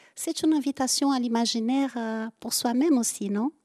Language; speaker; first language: French; native; French